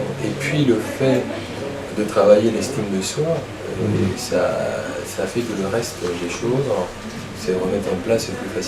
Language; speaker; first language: French; native; French